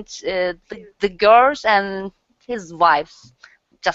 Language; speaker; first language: English; non-native, learner; Turkish